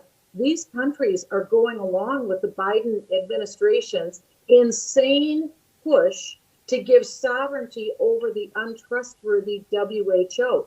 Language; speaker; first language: English; native; English